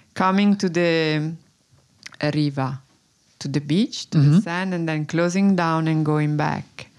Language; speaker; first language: English; non-native, fluent; Italian